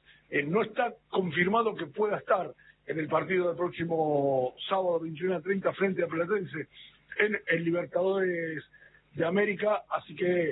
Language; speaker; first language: Spanish; native; Spanish